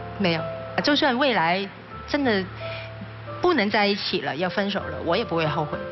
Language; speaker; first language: Chinese; non-native, local second language; Cantonese